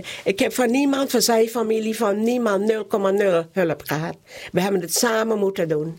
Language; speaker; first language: Dutch; non-native, local second language; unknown